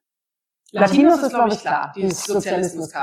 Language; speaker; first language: German; native; German